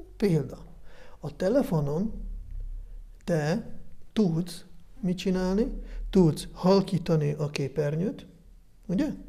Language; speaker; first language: Hungarian; early bilingual, heritage; Hungarian